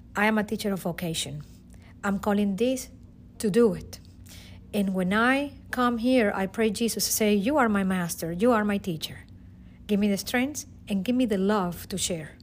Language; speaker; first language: English; non-native, fluent; Spanish